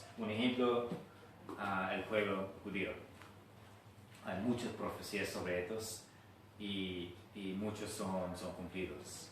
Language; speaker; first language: Spanish; non-native, fluent; English